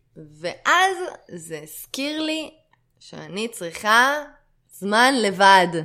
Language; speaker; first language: Hebrew; early bilingual, other home language; Russian